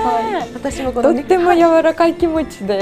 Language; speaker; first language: Japanese; non-native, learner; Ukrainian